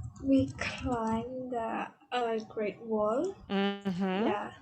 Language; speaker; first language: English; non-native, learner; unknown